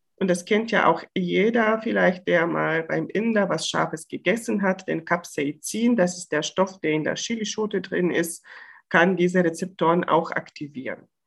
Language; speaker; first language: German; non-native, fluent; Bulgarian